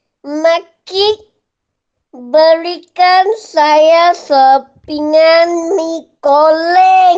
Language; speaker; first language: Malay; non-native, learner; Chinese